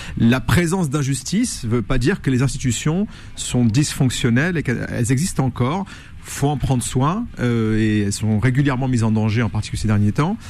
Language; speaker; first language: French; native; French